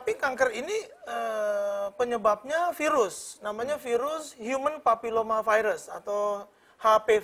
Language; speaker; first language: Indonesian; native; Indonesian